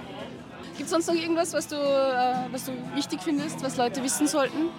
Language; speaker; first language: German; native; German